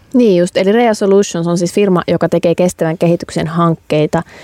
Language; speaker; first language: Finnish; native; Finnish